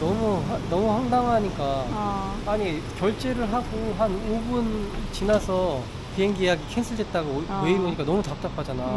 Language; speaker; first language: Korean; native; Korean